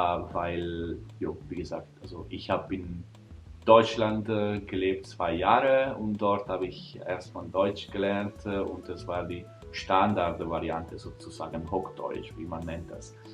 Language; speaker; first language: German; non-native, fluent; Italian